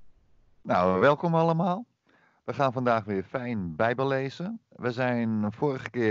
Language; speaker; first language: Dutch; native; Dutch